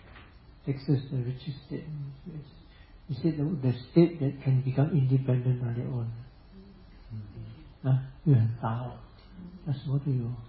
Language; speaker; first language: English; non-native, local second language; Chinese